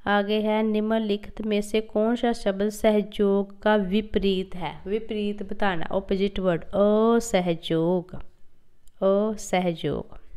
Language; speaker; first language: Hindi; non-native, local second language; Punjabi